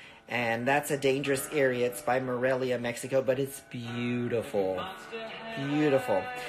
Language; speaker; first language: English; early bilingual, other home language; Spanish